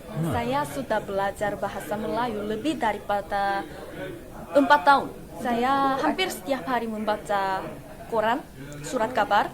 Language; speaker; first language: Indonesian; non-native, fluent; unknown